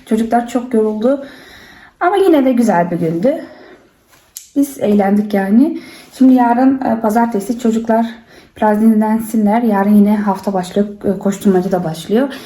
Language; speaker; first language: Turkish; early bilingual, heritage; Turkish